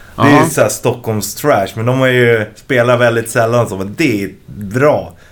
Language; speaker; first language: Swedish; native; Swedish